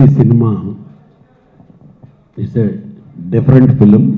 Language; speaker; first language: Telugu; native; Telugu